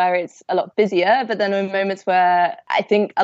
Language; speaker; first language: English; native; English